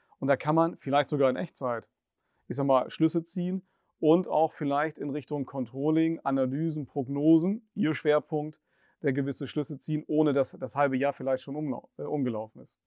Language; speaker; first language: German; native; German